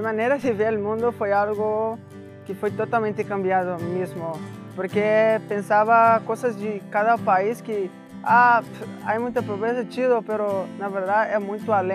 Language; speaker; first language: Spanish; non-native, fluent; Portuguese